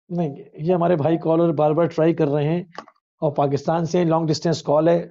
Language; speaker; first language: Urdu; native; Urdu